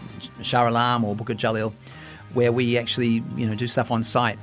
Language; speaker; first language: English; native; English